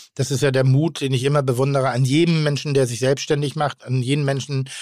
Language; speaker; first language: German; native; German